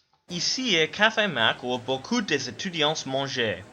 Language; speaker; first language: French; non-native, learner; English